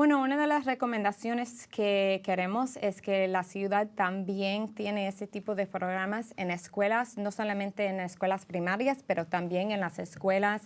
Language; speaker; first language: Spanish; early bilingual, heritage; English